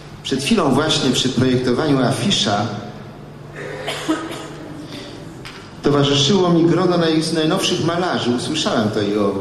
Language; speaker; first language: Polish; native; Polish